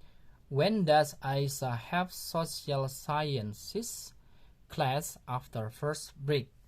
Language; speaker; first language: English; non-native, learner; Indonesian